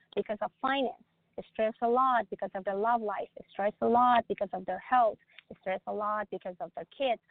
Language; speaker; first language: English; non-native, fluent; Persian